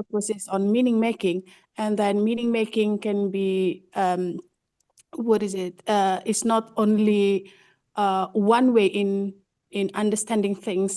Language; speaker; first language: English; non-native, fluent; Indonesian